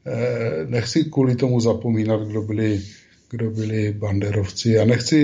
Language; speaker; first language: Czech; native; Czech